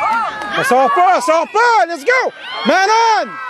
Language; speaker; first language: French; native; French